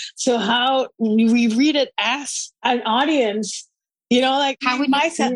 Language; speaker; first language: English; non-native, fluent; Spanish